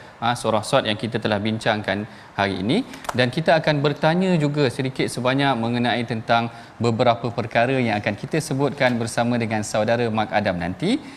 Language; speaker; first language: Malay; native; Malay